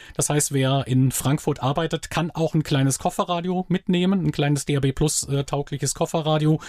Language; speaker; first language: German; native; German